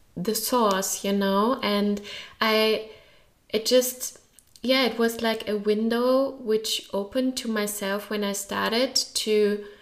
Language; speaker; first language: English; non-native, fluent; German